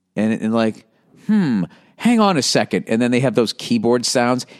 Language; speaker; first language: English; native; English